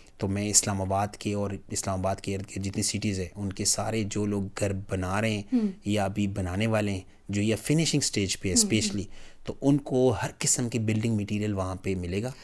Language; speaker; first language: Urdu; non-native, local second language; Pashto